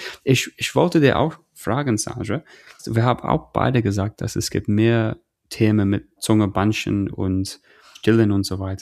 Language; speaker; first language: German; non-native, fluent; English